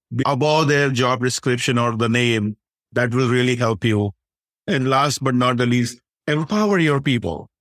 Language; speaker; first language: English; non-native, local second language; Hindi